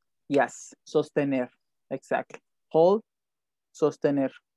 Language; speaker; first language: English; non-native, fluent; Spanish